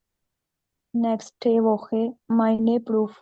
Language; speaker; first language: German; non-native, learner; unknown